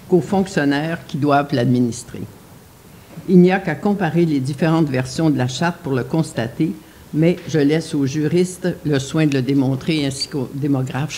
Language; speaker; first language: French; native; French